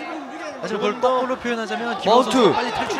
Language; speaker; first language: Korean; native; Korean